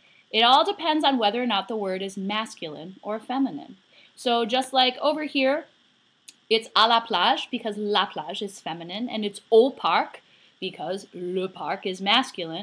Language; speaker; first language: English; native; English